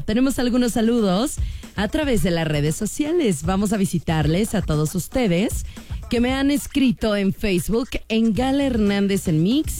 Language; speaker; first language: Spanish; native; Spanish